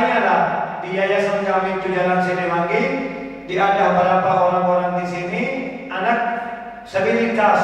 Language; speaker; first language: Indonesian; non-native, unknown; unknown